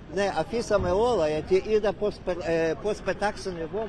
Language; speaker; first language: Greek; non-native, learner; Ukrainian